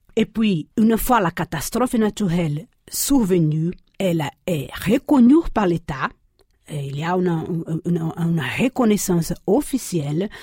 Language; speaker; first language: French; non-native, fluent; Portuguese